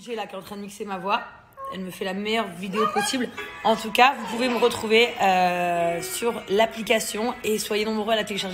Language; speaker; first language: French; native; French